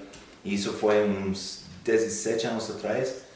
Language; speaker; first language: Portuguese; non-native, fluent; English